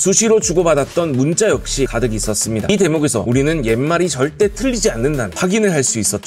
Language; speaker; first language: Korean; native; Korean